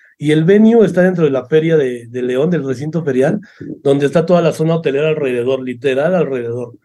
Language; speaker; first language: Spanish; native; Spanish